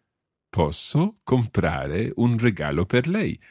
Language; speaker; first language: Italian; non-native, fluent; English